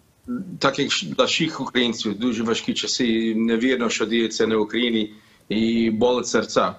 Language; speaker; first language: Ukrainian; early bilingual, heritage; Ukrainian